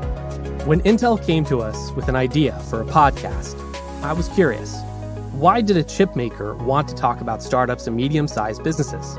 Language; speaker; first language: English; native; English